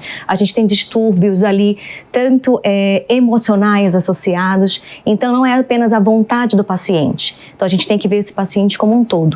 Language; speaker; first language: Portuguese; native; Portuguese